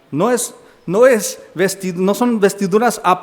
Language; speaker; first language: Spanish; native; Spanish